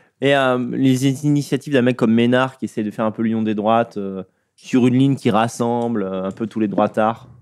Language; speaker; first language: French; native; French